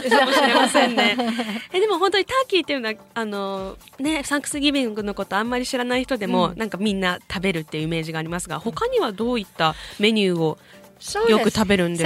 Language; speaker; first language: Japanese; native; Japanese